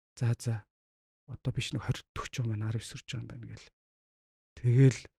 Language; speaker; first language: Mongolian; native; Mongolian